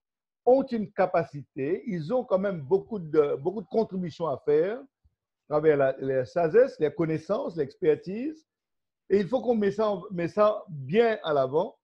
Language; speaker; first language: French; non-native, local second language; Morisyen